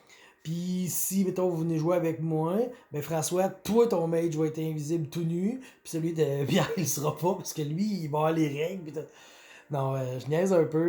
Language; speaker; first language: French; native; French